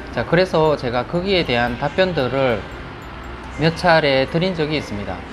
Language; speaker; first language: Korean; native; Korean